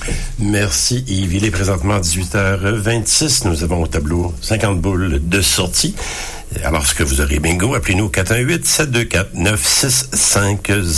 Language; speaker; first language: French; native; French